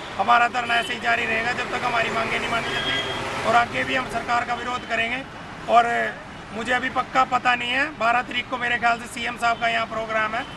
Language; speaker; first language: Hindi; native; Hindi